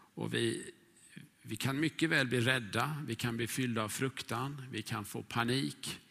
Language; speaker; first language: Swedish; native; Swedish